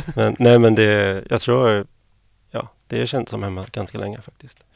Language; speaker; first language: Swedish; non-native, fluent; English